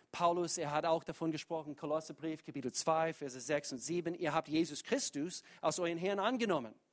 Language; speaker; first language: German; non-native, fluent; English